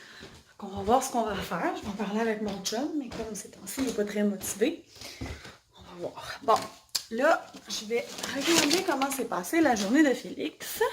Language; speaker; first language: French; native; French